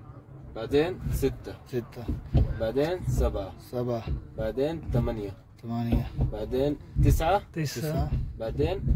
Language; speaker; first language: Arabic; non-native, learner; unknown